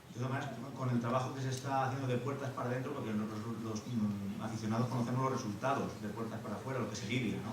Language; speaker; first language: Spanish; native; Spanish